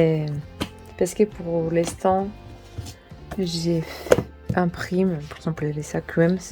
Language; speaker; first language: French; non-native, learner; Spanish